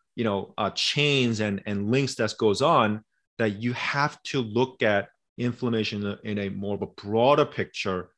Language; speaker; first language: English; early bilingual, other home language; Korean